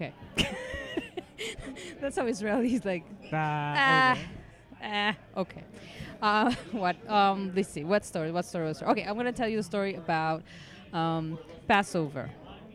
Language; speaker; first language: English; non-native, fluent; Hebrew